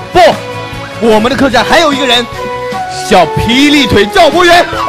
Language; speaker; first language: Chinese; native; Chinese